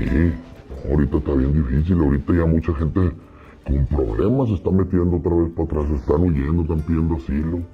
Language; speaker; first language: Spanish; native; Spanish